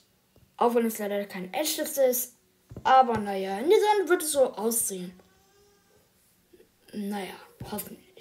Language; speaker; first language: German; early bilingual, other home language; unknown